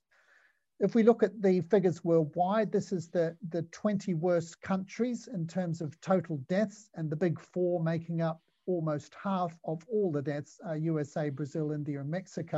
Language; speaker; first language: English; native; English